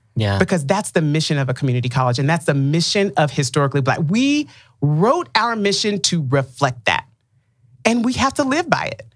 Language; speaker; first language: English; early bilingual, other home language; Akan